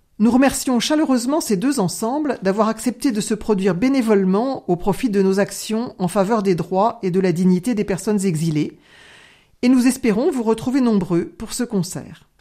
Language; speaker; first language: French; native; French